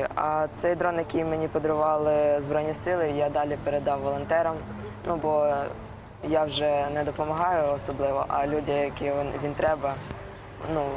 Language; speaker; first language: Ukrainian; native; Ukrainian